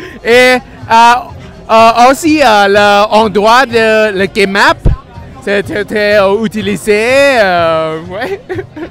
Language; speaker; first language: French; non-native, learner; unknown